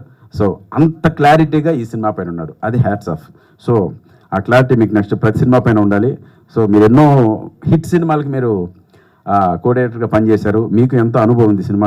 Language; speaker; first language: Telugu; native; Telugu